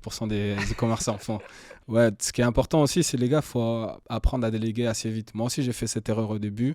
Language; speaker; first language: French; native; French